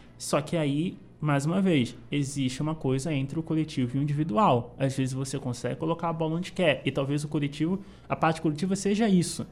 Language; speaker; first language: Portuguese; native; Portuguese